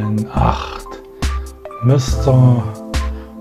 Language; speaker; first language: German; native; German